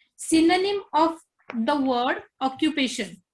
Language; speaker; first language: English; non-native, local second language; Marathi